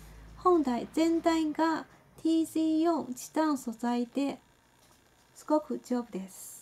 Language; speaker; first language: Japanese; non-native, fluent; Chinese